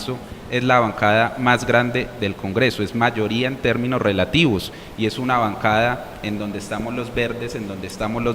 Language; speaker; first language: Spanish; native; Spanish